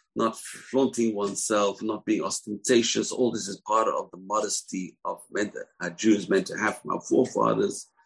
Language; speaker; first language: English; native; English